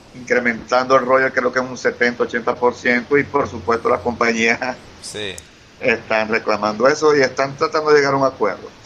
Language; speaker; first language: Spanish; native; Spanish